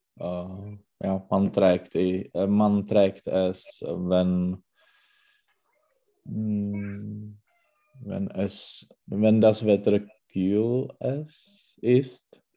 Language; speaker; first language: German; non-native, learner; Czech